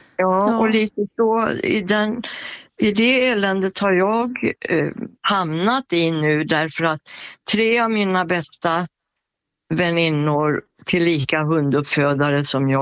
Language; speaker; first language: Swedish; native; Swedish